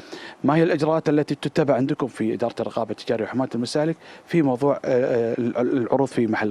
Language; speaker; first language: Arabic; native; Arabic